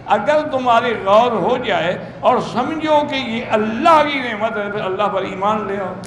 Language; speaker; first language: Urdu; native; Urdu